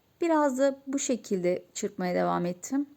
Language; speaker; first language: Turkish; native; Turkish